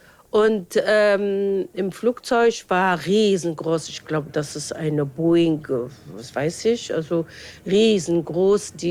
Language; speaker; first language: German; non-native, fluent; Arabic